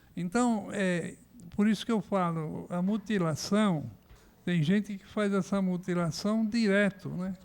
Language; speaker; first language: Portuguese; native; Portuguese